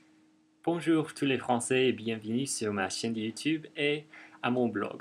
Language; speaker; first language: French; non-native, fluent; English